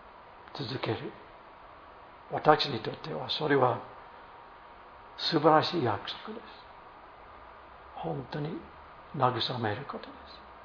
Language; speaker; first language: Japanese; non-native, fluent; English